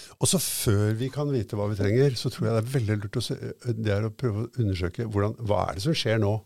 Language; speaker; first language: Norwegian; native; Norwegian